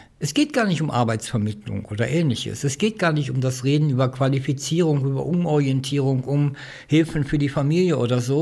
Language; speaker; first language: German; native; German